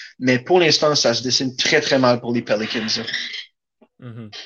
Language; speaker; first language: French; native; French